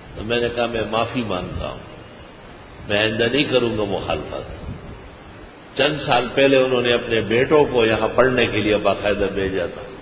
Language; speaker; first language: Urdu; non-native, local second language; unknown